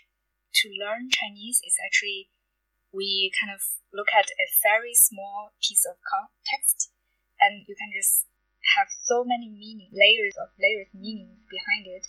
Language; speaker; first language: English; non-native, fluent; Chinese